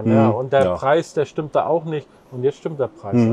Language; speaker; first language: German; native; German